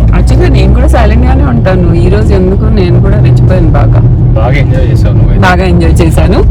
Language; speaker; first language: Telugu; non-native, local second language; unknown